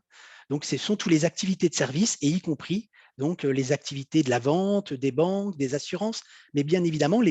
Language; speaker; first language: French; native; French